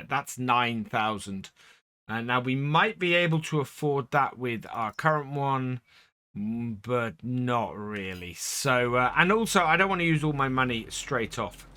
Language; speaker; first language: English; native; English